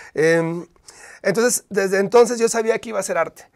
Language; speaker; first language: Spanish; native; Spanish